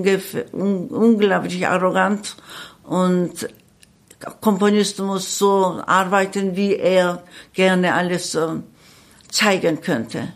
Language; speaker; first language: German; non-native, learner; Korean